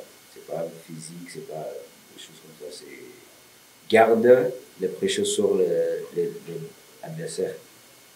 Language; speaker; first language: French; non-native, learner; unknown